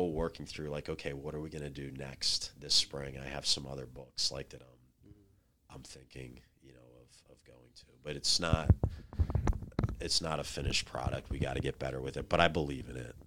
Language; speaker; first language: English; native; English